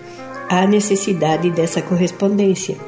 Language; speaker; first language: Portuguese; native; Portuguese